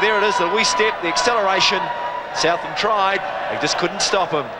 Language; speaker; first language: English; native; English